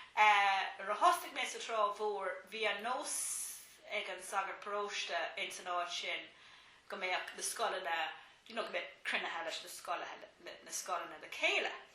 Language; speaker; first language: Irish; non-native, local second language; English